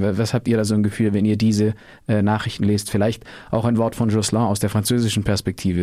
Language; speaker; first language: German; native; German